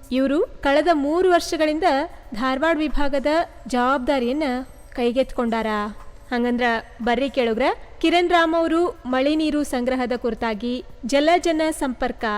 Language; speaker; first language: Kannada; native; Kannada